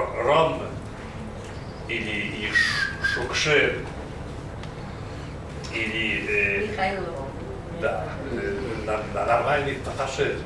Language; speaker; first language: Russian; non-native, fluent; Polish